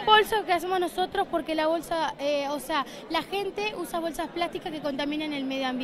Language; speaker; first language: Spanish; native; Spanish